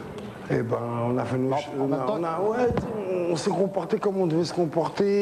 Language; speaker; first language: French; native; French